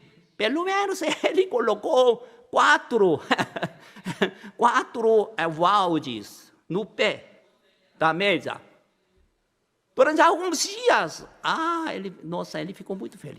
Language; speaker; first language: Portuguese; non-native, learner; Korean